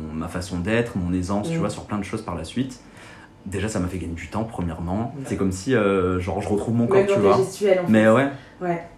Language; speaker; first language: French; native; French